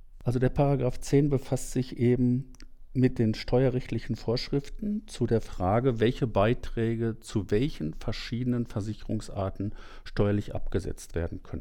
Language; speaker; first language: German; native; German